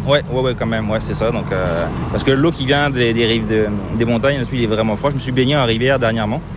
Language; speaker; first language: French; native; French